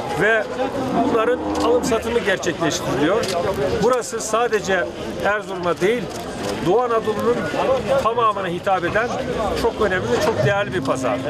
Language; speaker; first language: Turkish; native; Turkish